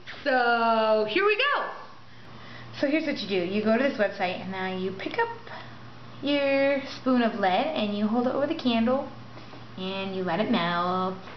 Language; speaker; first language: English; native; English